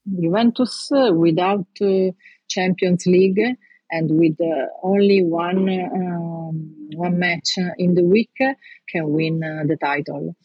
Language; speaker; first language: English; non-native, learner; Italian